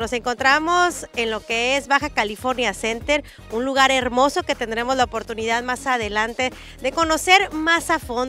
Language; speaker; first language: Spanish; native; Spanish